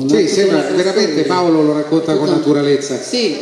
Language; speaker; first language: Italian; non-native, fluent; Albanian